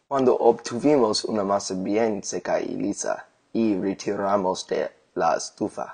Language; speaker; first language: Spanish; non-native, learner; English